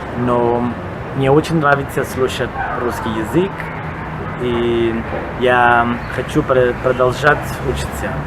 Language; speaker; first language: Russian; non-native, learner; Portuguese